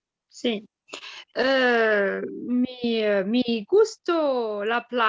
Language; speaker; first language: Spanish; non-native, learner; French